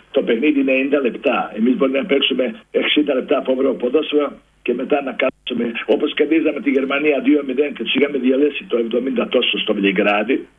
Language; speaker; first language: Greek; non-native, fluent; Serbian